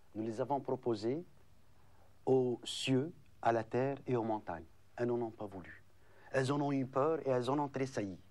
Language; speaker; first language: French; non-native, local second language; Arabic